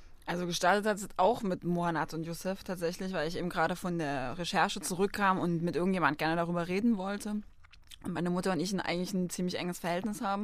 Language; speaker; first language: German; native; German